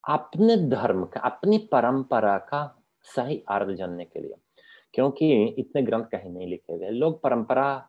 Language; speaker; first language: Hindi; non-native, fluent; Polish